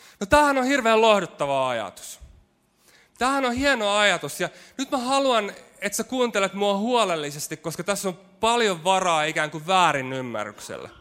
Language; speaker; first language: Finnish; native; Finnish